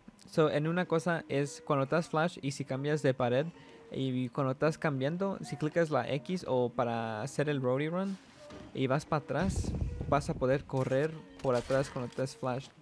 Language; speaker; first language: Spanish; early bilingual, heritage; Spanish